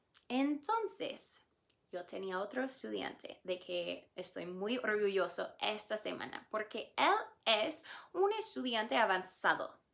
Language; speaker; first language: Spanish; non-native, fluent; English